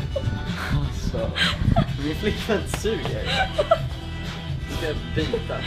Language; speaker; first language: Swedish; native; Swedish